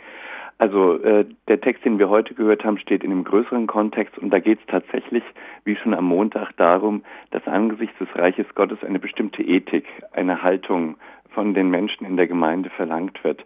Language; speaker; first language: German; native; German